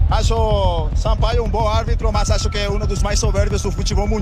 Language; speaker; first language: Portuguese; non-native, fluent; Spanish